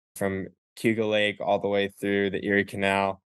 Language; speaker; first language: English; native; English